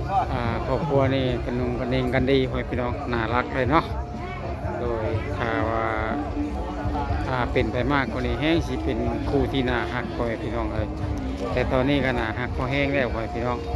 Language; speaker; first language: Thai; non-native, local second language; Lao